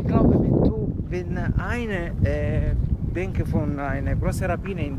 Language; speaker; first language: German; non-native, learner; Italian